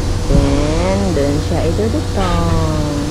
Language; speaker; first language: Filipino; native; Filipino